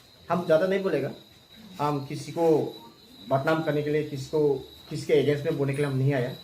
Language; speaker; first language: Hindi; non-native, local second language; Garo